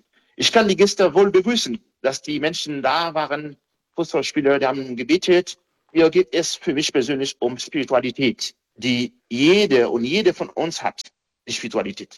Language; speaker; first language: German; non-native, fluent; Haitian Creole